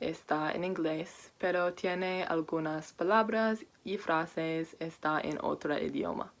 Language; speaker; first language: Spanish; non-native, learner; English